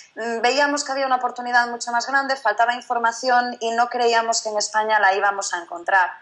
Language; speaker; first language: Spanish; native; Spanish